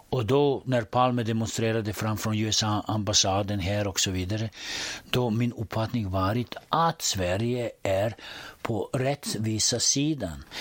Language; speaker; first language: Swedish; non-native, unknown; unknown